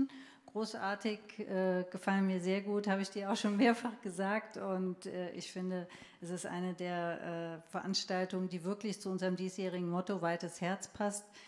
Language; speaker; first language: German; native; German